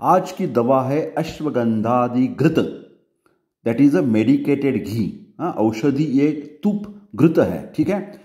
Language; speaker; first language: Hindi; non-native, local second language; Marathi